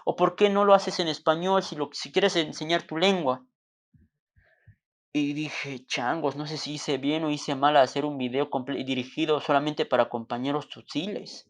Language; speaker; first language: Spanish; non-native, local second language; Tzotzil